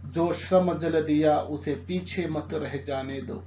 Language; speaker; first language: Hindi; non-native, local second language; Telugu